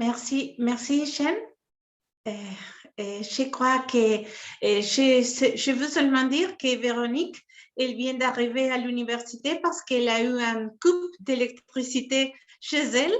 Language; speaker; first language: French; non-native, fluent; Spanish